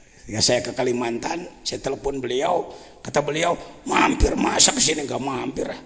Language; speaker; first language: Malay; non-native, local second language; Sundanese